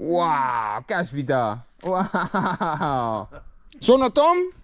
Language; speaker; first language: Italian; non-native, learner; English